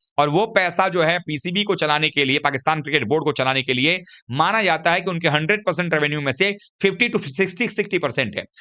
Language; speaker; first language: Hindi; native; Hindi